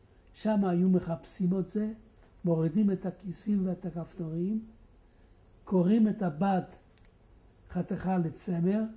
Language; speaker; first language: Hebrew; non-native, fluent; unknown